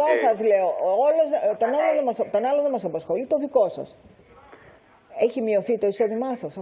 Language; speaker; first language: Greek; native; Greek